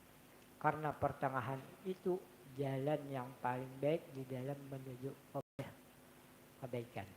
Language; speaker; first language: Indonesian; non-native, local second language; Banjar